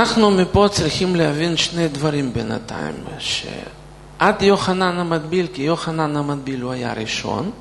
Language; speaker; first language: Hebrew; non-native, fluent; Russian